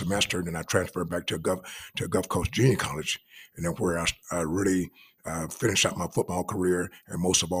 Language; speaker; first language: English; native; English